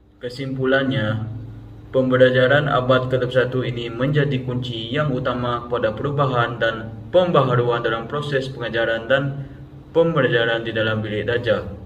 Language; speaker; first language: Malay; non-native, local second language; Iban